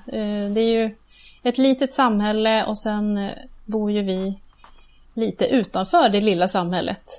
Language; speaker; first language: Swedish; native; Swedish